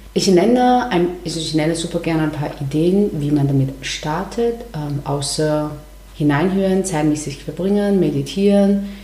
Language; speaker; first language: German; non-native, fluent; Chinese